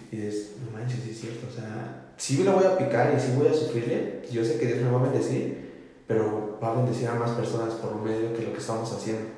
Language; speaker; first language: Spanish; native; Spanish